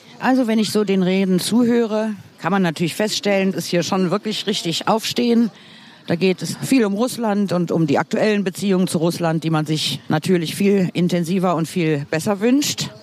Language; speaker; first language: German; native; German